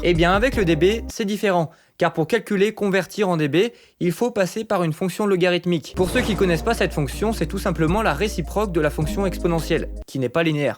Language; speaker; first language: French; native; French